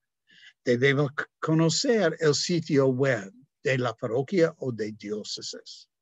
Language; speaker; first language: Spanish; non-native, fluent; English